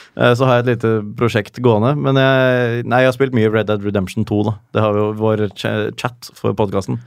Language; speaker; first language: Norwegian; native; Norwegian